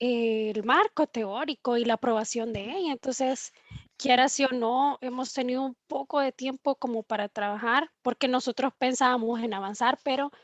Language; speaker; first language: Spanish; native; Spanish